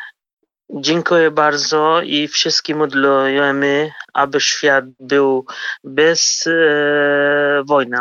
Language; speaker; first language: Polish; non-native, fluent; Kurdish